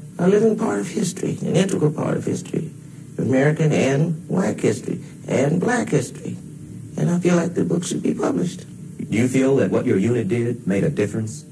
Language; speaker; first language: English; native; English